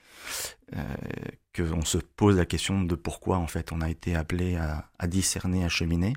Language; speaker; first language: French; native; French